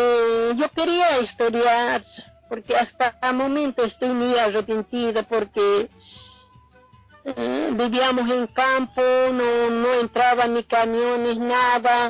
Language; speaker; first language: Spanish; non-native, local second language; Quechua